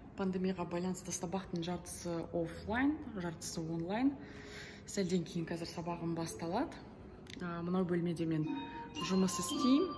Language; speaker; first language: Kazakh; non-native, local second language; Russian